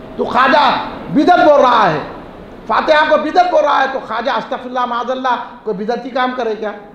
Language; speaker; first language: Urdu; native; Urdu